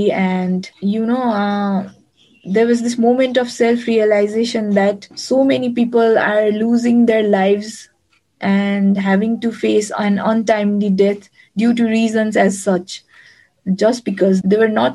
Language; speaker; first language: English; non-native, local second language; Nepali